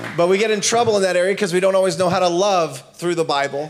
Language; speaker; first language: English; native; English